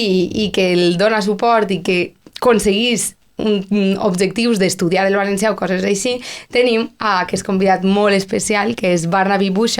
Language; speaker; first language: Catalan; native; Catalan